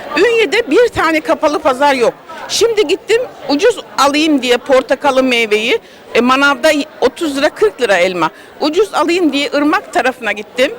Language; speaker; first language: Turkish; native; Turkish